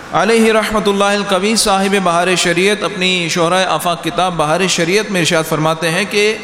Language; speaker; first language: Urdu; native; Urdu